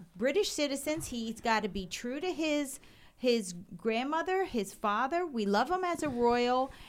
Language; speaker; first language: English; native; English